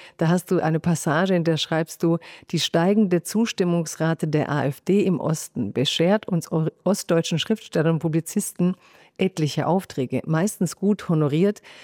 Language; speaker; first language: German; early bilingual, other home language; Croatian